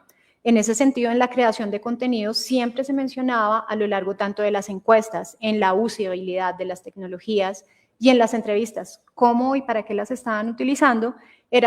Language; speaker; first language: Spanish; native; Spanish